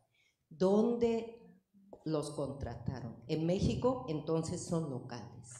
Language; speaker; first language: Spanish; non-native, fluent; Korean